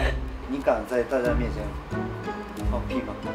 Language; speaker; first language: Japanese; native; Japanese